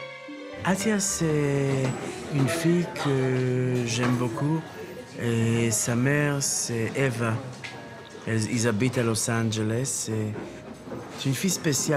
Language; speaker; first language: French; non-native, fluent; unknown